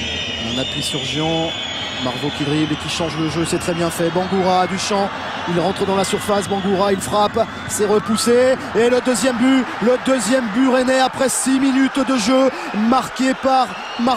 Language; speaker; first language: French; native; French